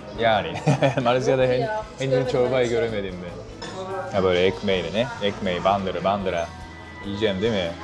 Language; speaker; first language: Turkish; non-native, fluent; Japanese